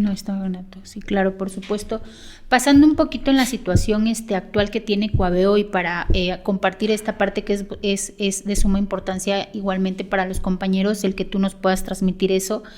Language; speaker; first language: Spanish; native; Spanish